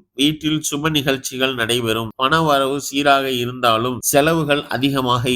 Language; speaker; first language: Tamil; native; Tamil